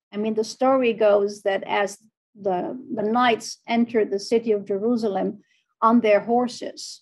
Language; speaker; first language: English; non-native, fluent; Arabic